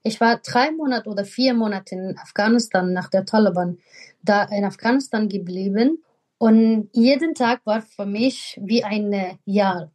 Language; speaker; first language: German; non-native, fluent; Persian